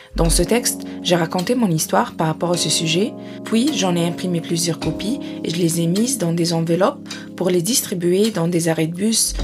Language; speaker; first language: French; non-native, fluent; Arabic